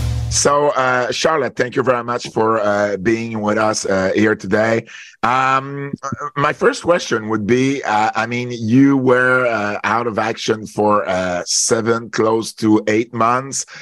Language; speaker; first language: English; non-native, fluent; French